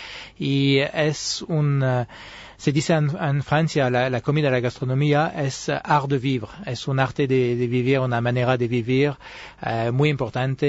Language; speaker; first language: Spanish; non-native, fluent; French